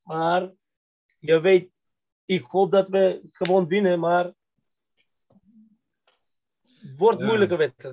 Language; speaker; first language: Dutch; non-native, fluent; Macedonian